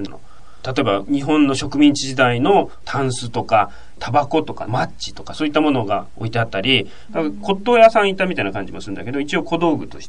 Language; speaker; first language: Japanese; native; Japanese